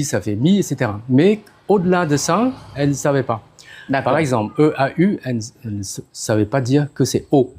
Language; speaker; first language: French; non-native, fluent; Khmer